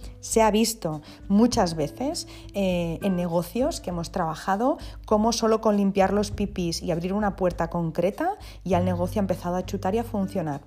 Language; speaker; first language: Spanish; non-native, local second language; Catalan